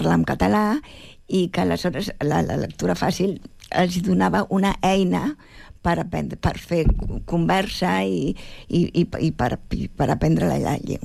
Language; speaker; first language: Catalan; native; Catalan